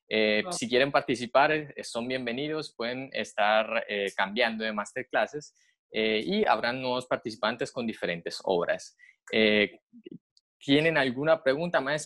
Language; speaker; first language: Spanish; native; Spanish